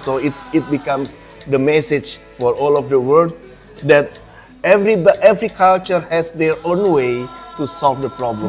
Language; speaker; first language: English; non-native, fluent; Indonesian